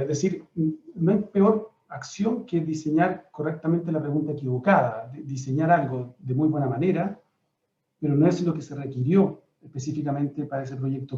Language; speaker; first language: Spanish; native; Spanish